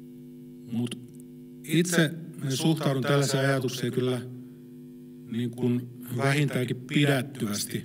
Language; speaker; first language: Finnish; native; Finnish